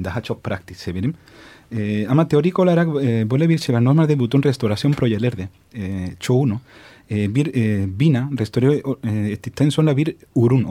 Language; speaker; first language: Turkish; non-native, fluent; Spanish